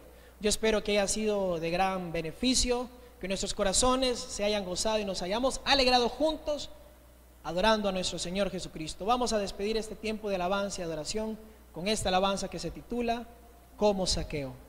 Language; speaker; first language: Spanish; native; Spanish